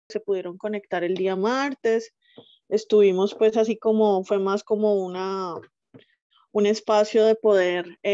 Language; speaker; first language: Spanish; native; Spanish